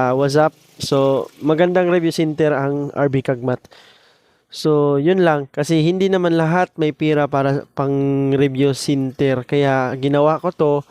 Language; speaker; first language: Filipino; non-native, local second language; Cebuano